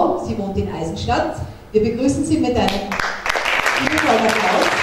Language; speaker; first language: German; native; German